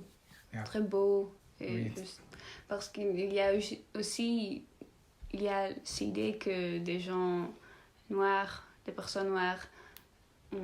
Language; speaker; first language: French; non-native, learner; Dutch